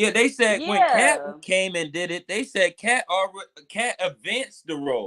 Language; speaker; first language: English; native; English